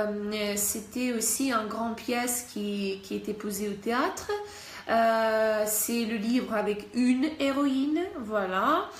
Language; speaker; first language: French; non-native, fluent; Russian